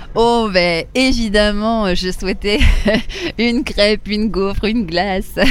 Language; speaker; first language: French; native; French